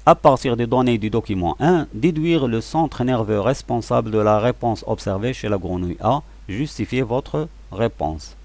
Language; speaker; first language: French; non-native, local second language; Arabic